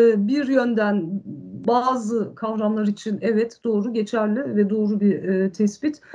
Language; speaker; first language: Turkish; early bilingual, heritage; Turkish